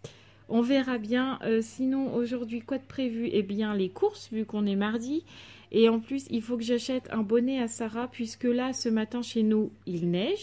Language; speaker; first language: French; native; French